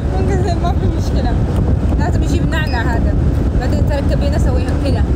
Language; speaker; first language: Arabic; non-native, learner; Pashto